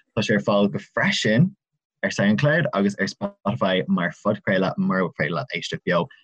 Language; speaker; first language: Irish; non-native, local second language; English